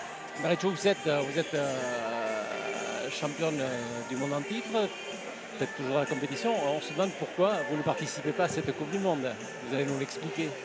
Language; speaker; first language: French; native; French